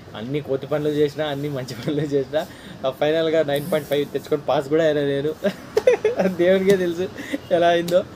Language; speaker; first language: Telugu; non-native, local second language; Urdu